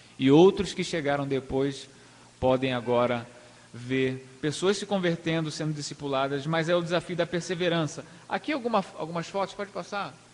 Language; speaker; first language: Portuguese; native; Portuguese